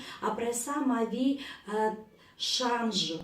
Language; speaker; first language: French; non-native, learner; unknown